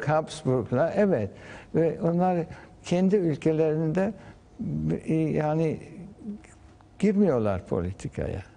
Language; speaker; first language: Turkish; early bilingual, heritage; Turkish